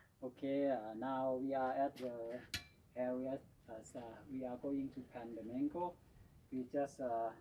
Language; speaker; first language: English; non-native, learner; Thai